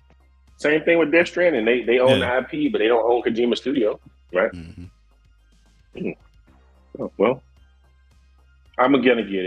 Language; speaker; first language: English; native; English